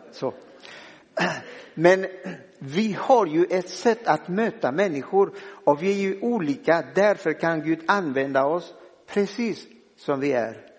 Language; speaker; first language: Swedish; non-native, fluent; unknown